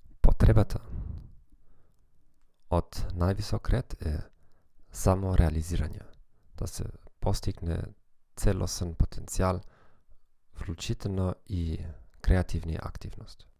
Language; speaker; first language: Macedonian; non-native, fluent; German